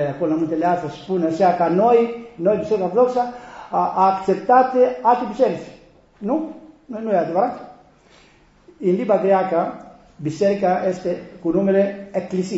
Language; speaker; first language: Romanian; non-native, learner; Greek